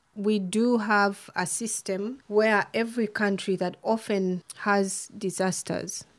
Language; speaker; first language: English; non-native, local second language; Ganda